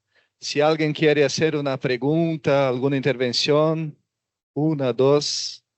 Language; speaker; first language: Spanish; non-native, fluent; Portuguese